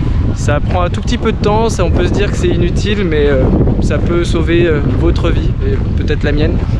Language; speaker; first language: French; native; French